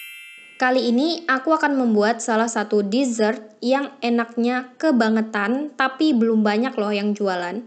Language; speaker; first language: Indonesian; native; Indonesian